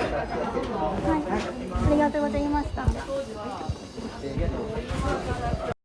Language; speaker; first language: Japanese; non-native, learner; Korean